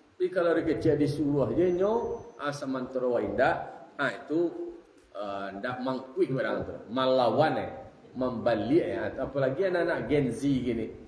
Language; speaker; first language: Malay; non-native, local second language; Minangkabau